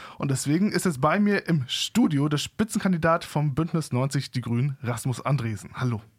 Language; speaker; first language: German; native; German